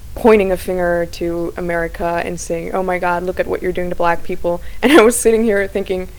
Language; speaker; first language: English; non-native, fluent; Slovak